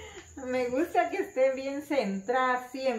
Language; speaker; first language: Spanish; native; Spanish